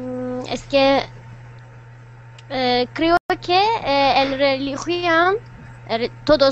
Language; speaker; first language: Spanish; non-native, learner; Turkish